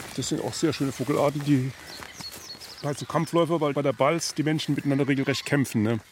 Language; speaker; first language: German; native; German